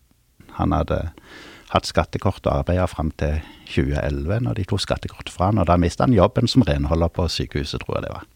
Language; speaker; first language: Norwegian; native; Norwegian